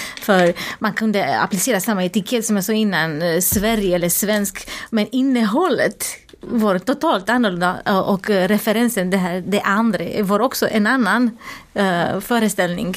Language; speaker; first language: Swedish; non-native, fluent; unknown